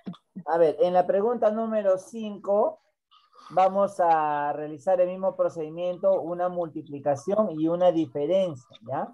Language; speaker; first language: Spanish; native; Spanish